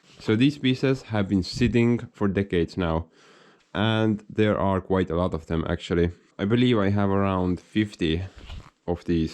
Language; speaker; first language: English; non-native, fluent; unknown